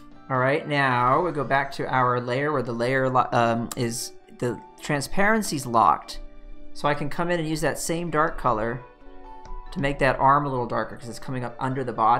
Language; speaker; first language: English; native; English